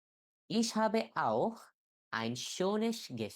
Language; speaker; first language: German; non-native, learner; Bangla